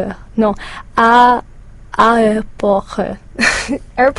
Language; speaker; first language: French; non-native, learner; English